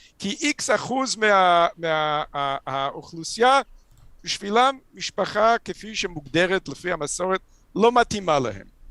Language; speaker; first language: Hebrew; non-native, fluent; English